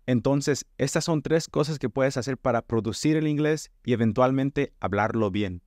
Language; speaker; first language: Spanish; non-native, fluent; English